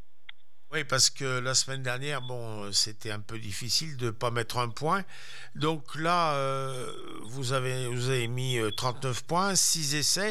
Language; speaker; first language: French; native; French